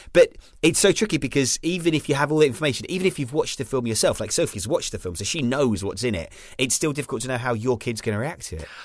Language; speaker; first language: English; native; English